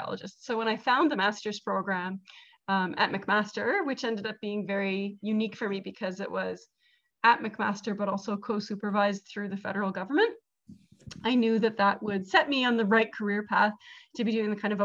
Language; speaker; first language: English; native; English